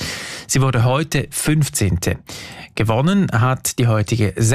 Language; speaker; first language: German; native; German